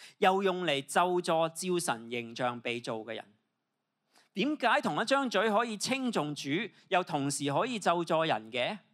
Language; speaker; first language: Cantonese; native; Cantonese